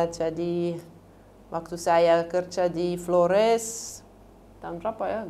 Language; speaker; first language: Indonesian; non-native, fluent; Swiss German